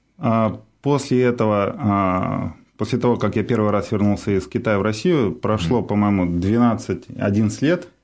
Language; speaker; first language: Russian; native; Russian